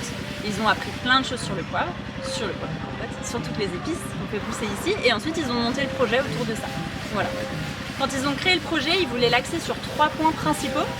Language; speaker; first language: French; native; French